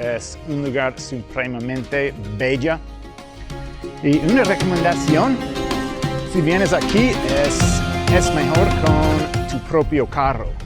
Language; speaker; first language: Spanish; early bilingual, heritage; English